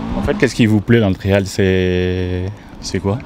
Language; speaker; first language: French; native; French